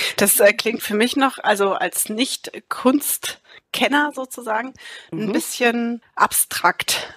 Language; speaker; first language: German; native; German